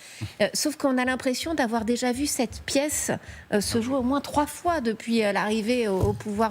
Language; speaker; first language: French; native; French